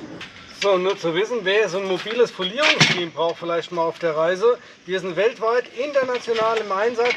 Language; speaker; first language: German; native; German